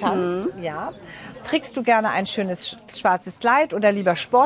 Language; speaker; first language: German; native; German